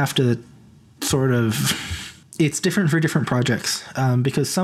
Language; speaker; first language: English; native; English